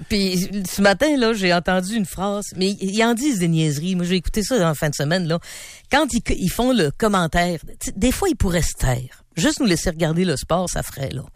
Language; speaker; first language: French; native; French